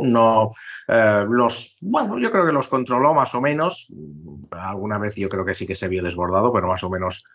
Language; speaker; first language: Spanish; native; Spanish